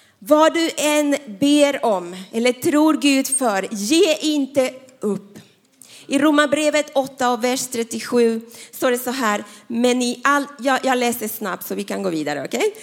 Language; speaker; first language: Swedish; non-native, fluent; Spanish